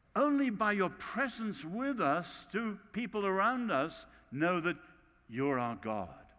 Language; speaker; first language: English; native; English